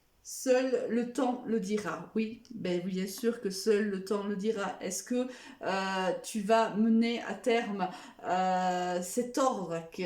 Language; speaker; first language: French; native; French